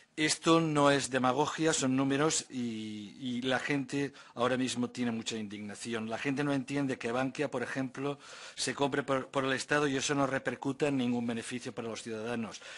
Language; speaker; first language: Spanish; non-native, local second language; Catalan